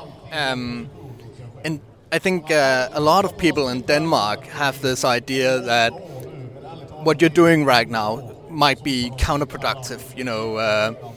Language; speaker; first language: English; non-native, fluent; Danish